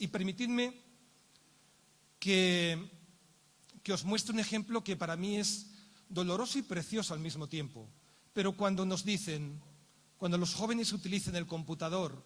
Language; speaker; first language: Spanish; native; Spanish